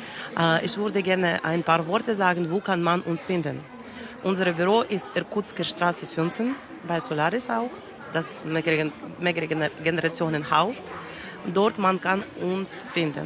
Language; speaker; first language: German; non-native, learner; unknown